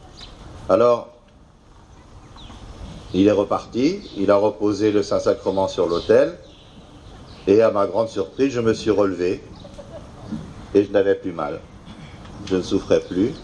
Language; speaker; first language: French; native; French